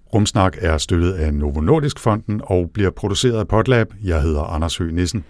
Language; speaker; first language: Danish; native; Danish